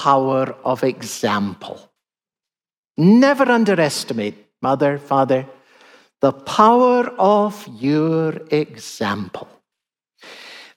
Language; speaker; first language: English; native; English